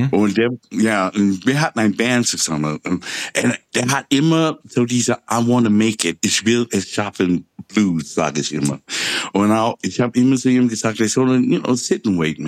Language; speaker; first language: German; non-native, fluent; English